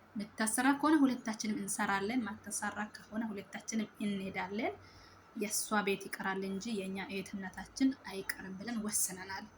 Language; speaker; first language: Amharic; native; Amharic